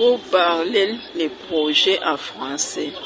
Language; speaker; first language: French; non-native, learner; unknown